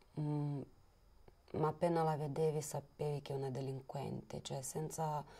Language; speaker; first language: Italian; non-native, fluent; Romanian